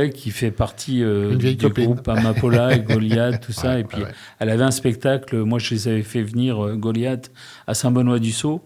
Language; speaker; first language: French; native; French